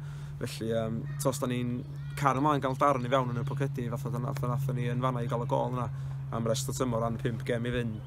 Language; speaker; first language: Welsh; native; Welsh